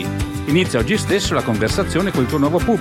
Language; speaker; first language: Italian; native; Italian